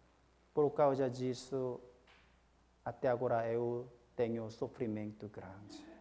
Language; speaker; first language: Portuguese; non-native, fluent; Korean